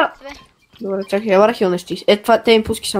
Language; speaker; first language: Bulgarian; native; Bulgarian